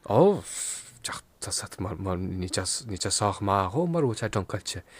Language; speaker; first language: Irish; non-native, local second language; English